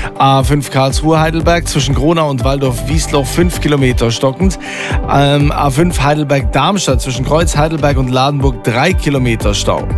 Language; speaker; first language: German; native; German